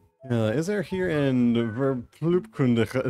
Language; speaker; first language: Dutch; non-native, learner; English